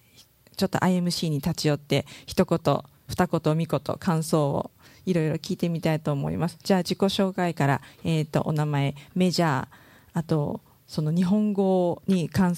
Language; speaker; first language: Japanese; native; Japanese